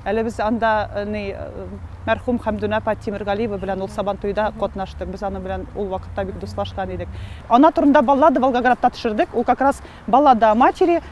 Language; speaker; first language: Tatar; non-native, local second language; Russian